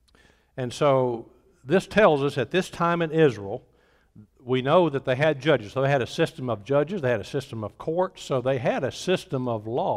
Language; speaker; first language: English; native; English